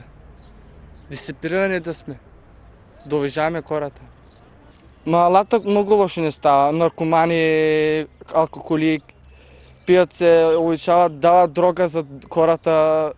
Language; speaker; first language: Bulgarian; non-native, local second language; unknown